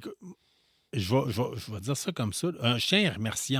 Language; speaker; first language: French; native; French